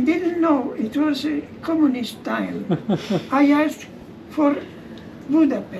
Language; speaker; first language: English; non-native, learner; German